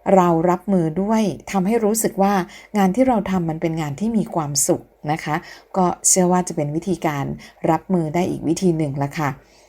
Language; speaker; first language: Thai; native; Thai